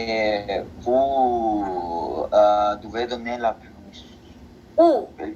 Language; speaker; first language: French; non-native, learner; Spanish